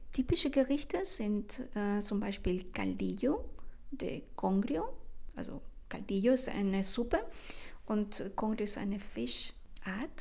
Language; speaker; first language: German; non-native, fluent; Spanish